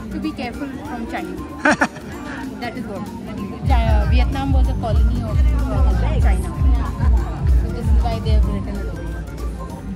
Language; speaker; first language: English; non-native, local second language; Hindi